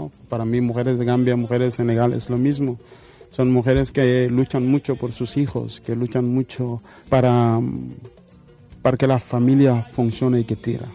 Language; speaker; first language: Spanish; non-native, fluent; Wolof